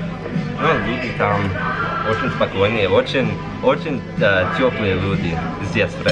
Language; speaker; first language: Russian; non-native, learner; English